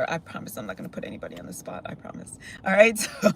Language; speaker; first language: English; native; English